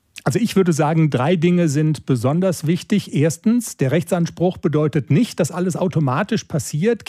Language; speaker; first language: German; native; German